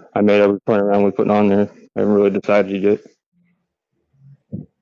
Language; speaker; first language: English; native; English